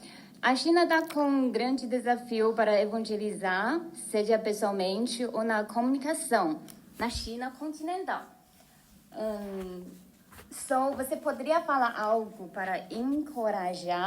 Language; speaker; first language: Portuguese; non-native, learner; Chinese